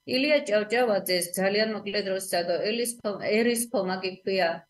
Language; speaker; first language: Georgian; native; Georgian